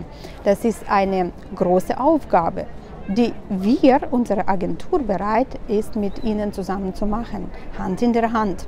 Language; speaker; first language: German; non-native, fluent; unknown